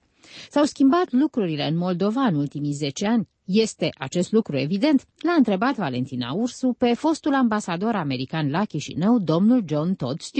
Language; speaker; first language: Romanian; native; Romanian